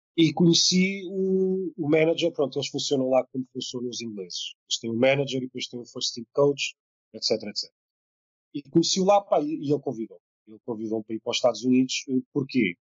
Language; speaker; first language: Portuguese; native; Portuguese